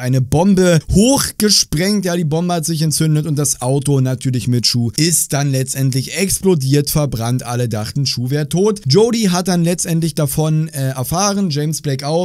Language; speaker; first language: German; native; German